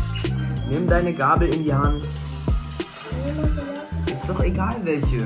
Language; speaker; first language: German; early bilingual, other home language; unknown